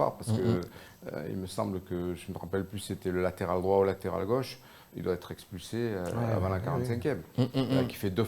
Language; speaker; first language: French; native; French